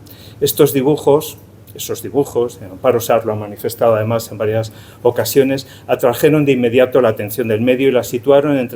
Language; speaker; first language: Spanish; native; Spanish